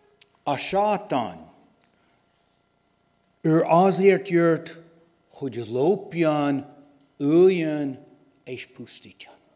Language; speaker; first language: Hungarian; non-native, learner; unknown